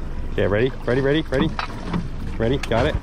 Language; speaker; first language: English; native; English